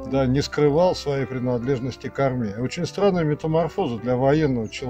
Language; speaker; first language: Russian; native; Russian